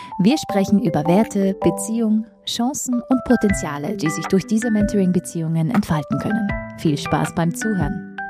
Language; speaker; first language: German; native; German